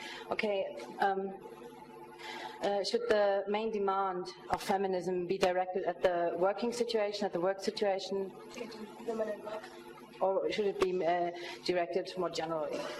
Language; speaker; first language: English; non-native, fluent; German